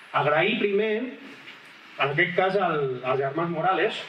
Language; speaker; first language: Spanish; non-native, local second language; Catalan